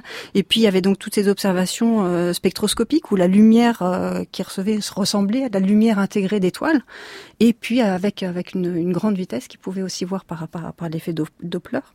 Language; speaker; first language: French; native; French